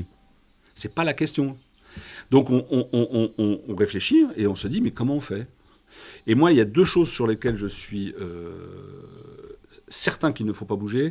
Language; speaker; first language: French; native; French